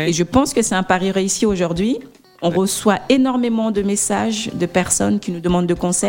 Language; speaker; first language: French; native; French